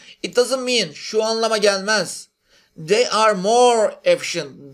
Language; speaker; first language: English; non-native, fluent; Turkish